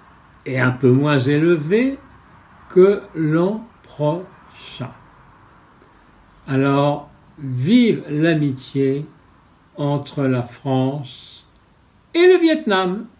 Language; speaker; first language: French; non-native, fluent; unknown